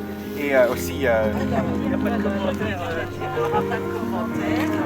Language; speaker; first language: French; non-native, fluent; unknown